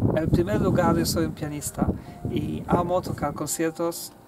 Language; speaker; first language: Spanish; non-native, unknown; Polish